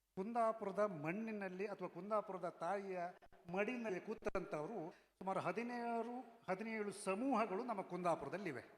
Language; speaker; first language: Kannada; non-native, local second language; Konkani